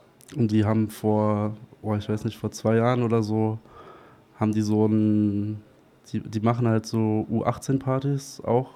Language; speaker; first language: German; native; German